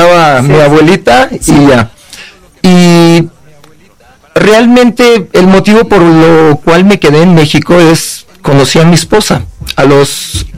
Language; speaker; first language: Spanish; non-native, fluent; Uzbek